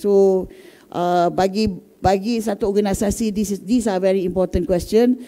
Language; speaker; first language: English; non-native, local second language; Malay